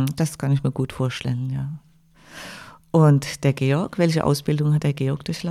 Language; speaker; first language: German; native; German